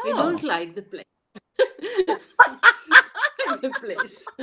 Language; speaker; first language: English; non-native, learner; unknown